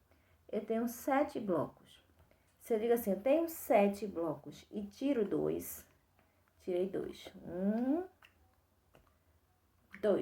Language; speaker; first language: Portuguese; native; Portuguese